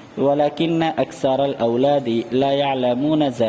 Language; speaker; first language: Arabic; non-native, fluent; Urdu